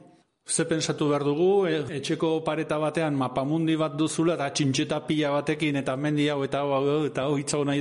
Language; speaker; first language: Basque; native; Basque